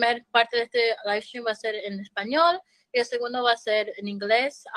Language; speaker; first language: Spanish; early bilingual, heritage; Spanish